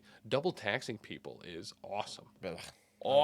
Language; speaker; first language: English; native; English